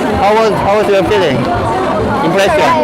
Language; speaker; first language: English; non-native, learner; Korean